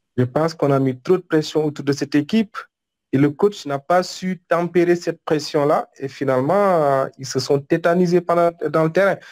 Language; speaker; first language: French; non-native, local second language; Wolof